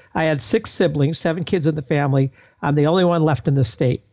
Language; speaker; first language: English; native; English